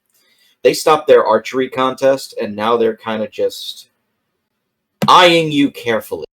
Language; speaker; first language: English; native; English